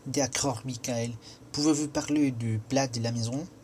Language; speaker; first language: French; non-native, learner; Spanish